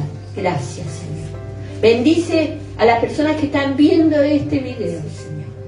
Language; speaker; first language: Spanish; native; Spanish